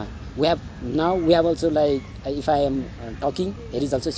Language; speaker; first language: English; non-native, local second language; Nepali